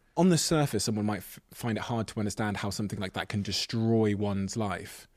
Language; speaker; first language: English; native; English